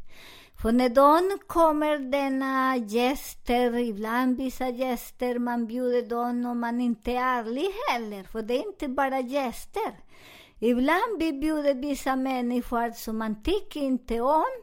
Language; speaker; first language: Swedish; non-native, learner; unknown